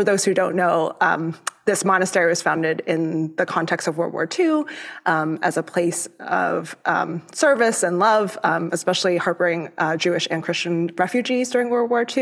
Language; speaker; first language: English; early bilingual, other home language; Cantonese